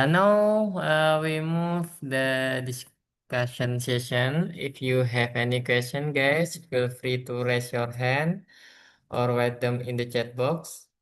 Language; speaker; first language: English; non-native, learner; Indonesian